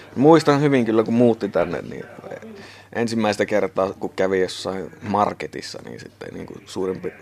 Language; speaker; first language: Finnish; native; Finnish